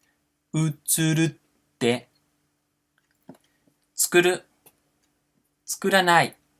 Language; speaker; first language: Japanese; non-native, fluent; Portuguese